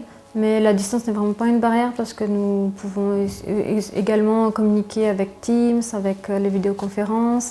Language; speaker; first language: French; non-native, fluent; Bulgarian